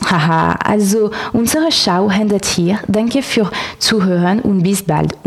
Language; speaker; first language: German; non-native, learner; French